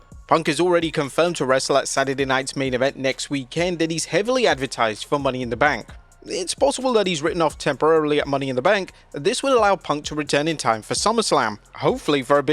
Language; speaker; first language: English; native; English